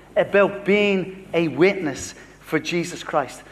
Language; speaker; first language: English; native; English